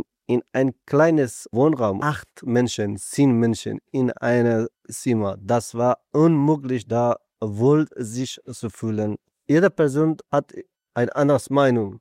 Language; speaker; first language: German; non-native, learner; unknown